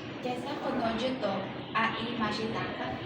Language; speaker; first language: Japanese; non-native, learner; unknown